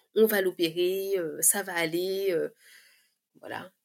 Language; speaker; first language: French; native; French